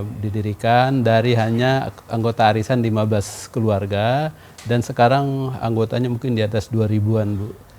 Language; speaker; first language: Indonesian; non-native, local second language; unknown